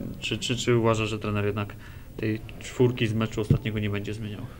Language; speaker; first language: Polish; native; Polish